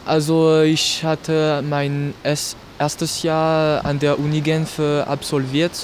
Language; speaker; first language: German; non-native, local second language; French